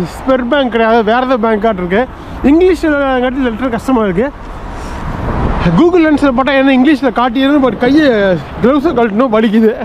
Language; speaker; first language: English; non-native, local second language; Tamil